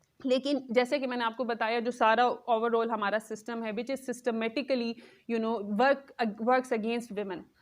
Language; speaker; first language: Urdu; non-native, local second language; Khowar